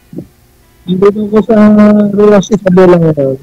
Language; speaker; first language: Filipino; non-native, local second language; Iloko